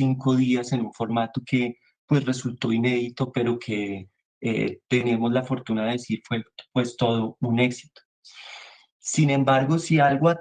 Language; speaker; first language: Spanish; native; Spanish